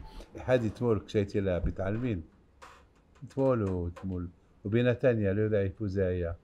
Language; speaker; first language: Hebrew; non-native, fluent; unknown